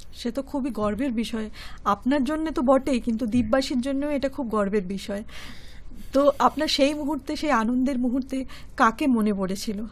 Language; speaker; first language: Bangla; native; Bangla